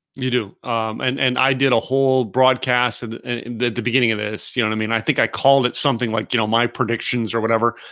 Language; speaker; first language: English; native; English